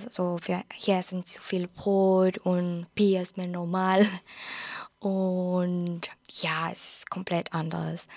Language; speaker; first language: German; non-native, learner; Spanish